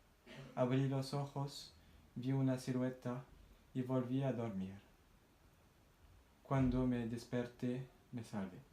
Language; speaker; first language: Spanish; non-native, learner; French